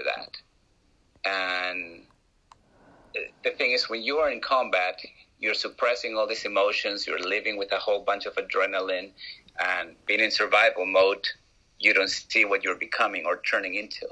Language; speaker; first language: English; non-native, fluent; Spanish